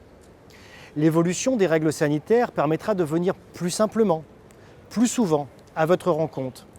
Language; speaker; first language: French; native; French